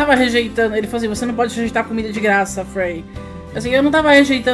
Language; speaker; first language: Portuguese; native; Portuguese